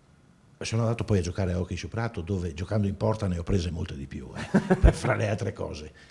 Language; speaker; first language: Italian; native; Italian